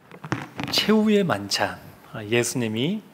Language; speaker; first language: Korean; native; Korean